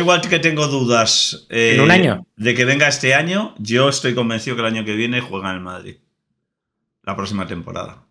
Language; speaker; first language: Spanish; native; Spanish